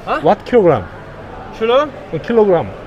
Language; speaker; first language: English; non-native, learner; Korean